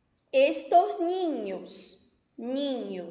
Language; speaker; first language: Spanish; non-native, fluent; Portuguese